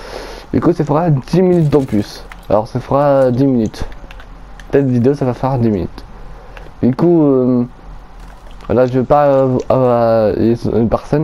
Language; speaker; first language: French; native; French